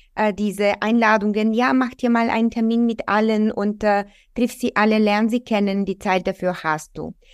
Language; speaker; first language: German; non-native, fluent; Bulgarian